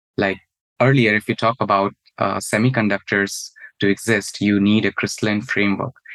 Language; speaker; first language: English; non-native, local second language; Hindi